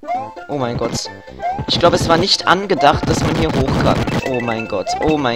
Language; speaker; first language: German; native; German